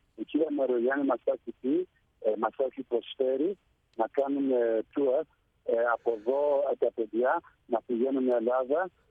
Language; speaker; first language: Greek; early bilingual, heritage; Greek